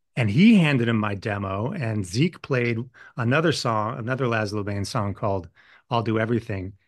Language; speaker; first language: English; native; English